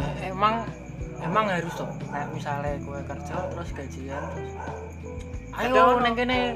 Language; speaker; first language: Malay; non-native, local second language; Javanese